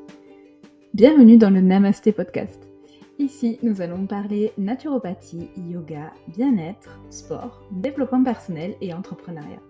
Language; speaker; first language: French; native; French